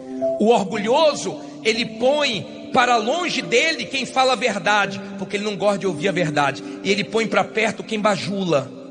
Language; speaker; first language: Portuguese; native; Portuguese